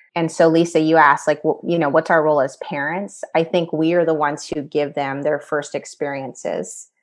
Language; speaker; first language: English; native; English